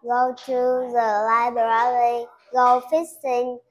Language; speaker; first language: English; non-native, learner; Vietnamese